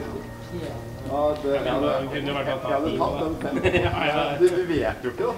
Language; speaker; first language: Norwegian; native; Norwegian